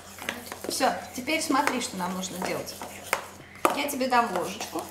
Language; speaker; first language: Russian; native; Russian